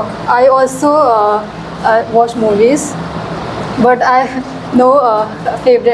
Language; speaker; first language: English; non-native, learner; Hindi